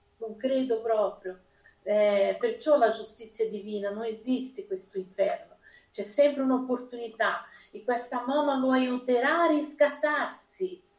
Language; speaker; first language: Italian; non-native, fluent; Portuguese